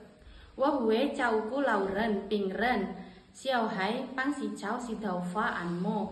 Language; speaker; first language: Chinese; non-native, learner; Indonesian